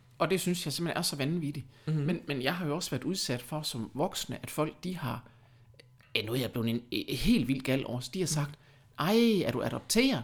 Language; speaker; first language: Danish; early bilingual, other home language; German